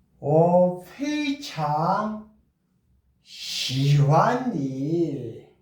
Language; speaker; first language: Chinese; non-native, learner; Korean